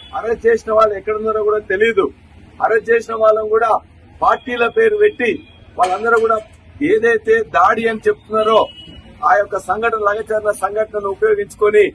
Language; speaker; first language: Telugu; native; Telugu